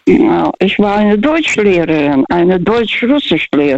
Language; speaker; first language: German; non-native, fluent; Russian